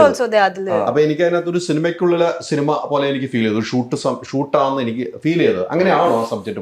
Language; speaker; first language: Malayalam; native; Malayalam